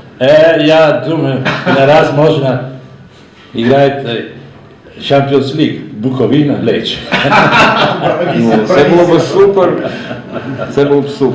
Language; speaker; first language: Russian; non-native, learner; Italian